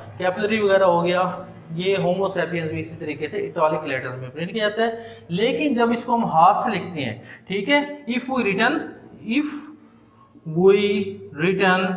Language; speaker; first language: Urdu; non-native, local second language; Punjabi